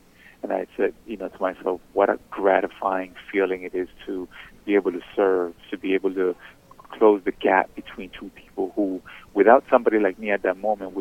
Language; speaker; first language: English; early bilingual, other home language; Spanish